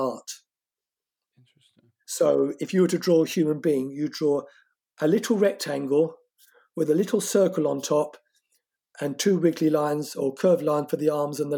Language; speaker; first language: English; non-native, fluent; French